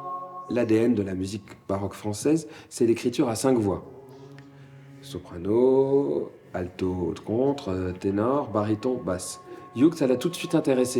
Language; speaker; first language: French; native; French